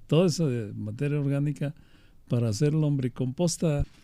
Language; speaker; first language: Spanish; native; Spanish